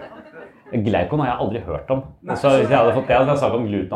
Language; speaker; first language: Norwegian; native; Norwegian